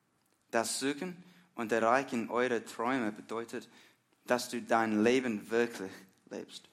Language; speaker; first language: German; non-native, learner; English